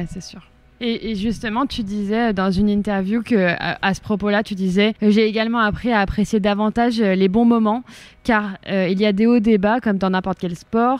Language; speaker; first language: French; native; French